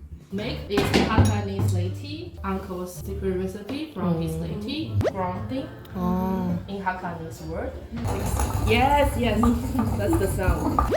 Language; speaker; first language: English; non-native, fluent; Chinese